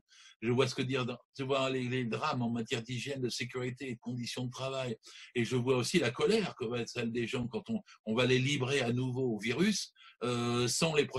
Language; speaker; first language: French; native; French